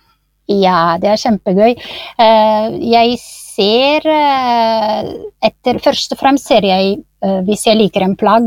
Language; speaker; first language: Norwegian; non-native, fluent; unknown